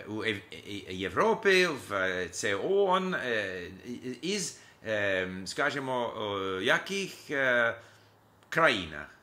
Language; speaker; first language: Ukrainian; non-native, learner; English